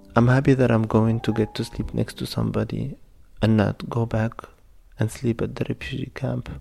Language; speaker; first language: English; non-native, fluent; Arabic